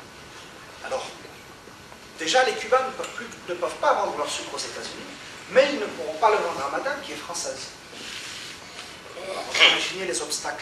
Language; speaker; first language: French; native; French